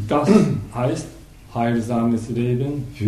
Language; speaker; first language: German; non-native, learner; Japanese